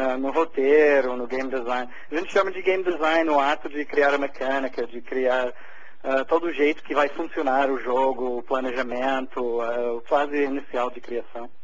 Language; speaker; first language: Portuguese; non-native, fluent; English